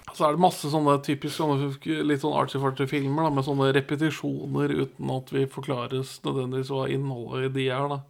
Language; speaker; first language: Norwegian; native; Norwegian